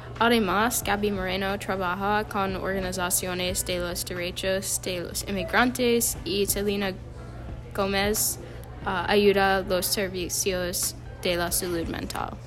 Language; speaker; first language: Spanish; non-native, learner; English